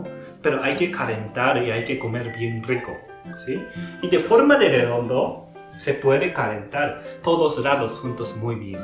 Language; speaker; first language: Spanish; non-native, learner; Japanese